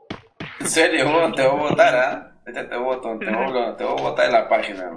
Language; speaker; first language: Spanish; native; Spanish